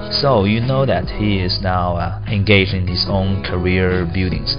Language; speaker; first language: English; non-native, fluent; Chinese